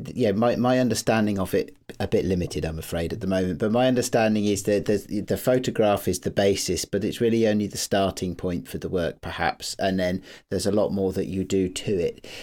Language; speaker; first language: English; native; English